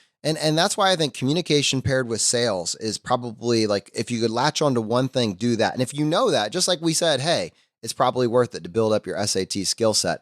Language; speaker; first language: English; native; English